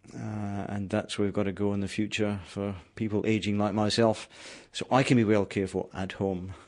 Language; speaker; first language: English; native; English